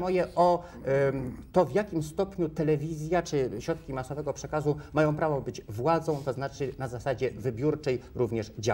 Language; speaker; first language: Polish; native; Polish